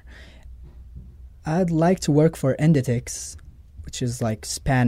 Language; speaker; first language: English; non-native, fluent; Arabic